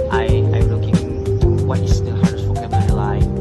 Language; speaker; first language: English; non-native, learner; Indonesian